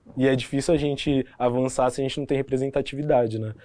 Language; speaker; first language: Portuguese; native; Portuguese